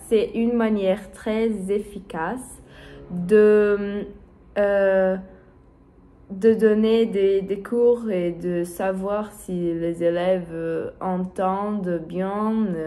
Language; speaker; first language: French; non-native, learner; Portuguese